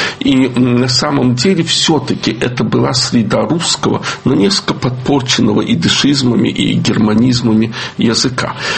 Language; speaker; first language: Russian; native; Russian